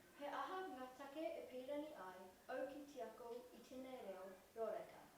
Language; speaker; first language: Māori; non-native, local second language; English